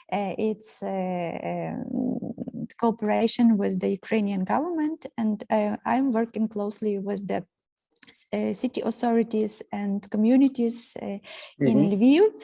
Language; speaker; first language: English; non-native, fluent; Ukrainian